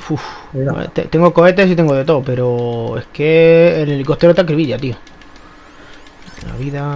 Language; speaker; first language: Spanish; native; Spanish